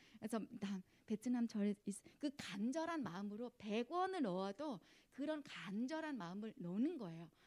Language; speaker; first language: Korean; non-native, fluent; Vietnamese